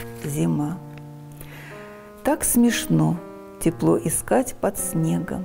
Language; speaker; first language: Russian; native; Russian